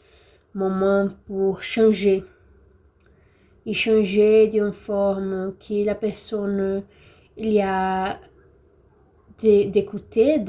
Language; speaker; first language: French; non-native, learner; Portuguese